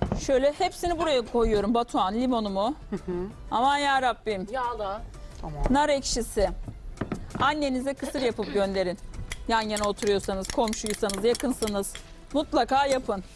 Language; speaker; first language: Turkish; native; Turkish